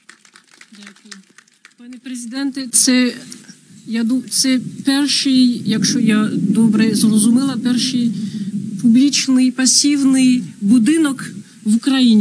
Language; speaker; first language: Ukrainian; non-native, fluent; French